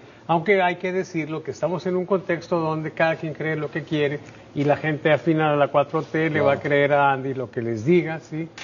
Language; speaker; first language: Spanish; native; Spanish